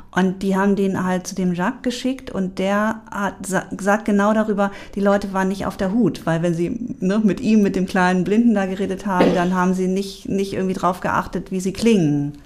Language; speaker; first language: German; native; German